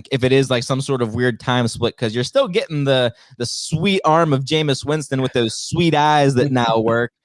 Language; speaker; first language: English; native; English